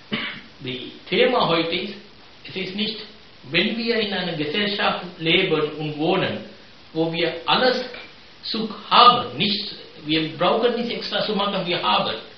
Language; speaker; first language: German; non-native, fluent; Sinhala